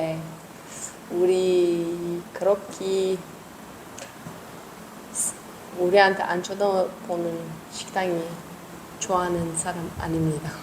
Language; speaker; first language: Korean; non-native, learner; Uzbek